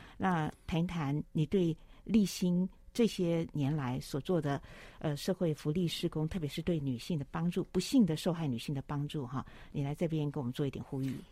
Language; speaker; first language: Chinese; native; Chinese